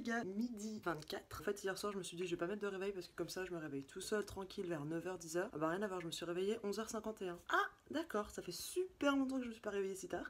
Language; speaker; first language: French; native; French